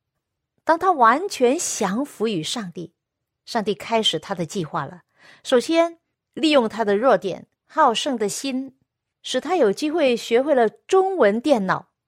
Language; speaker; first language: Chinese; non-native, local second language; Cantonese